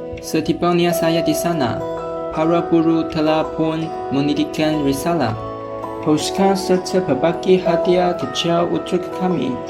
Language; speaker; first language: Malay; non-native, learner; Chinese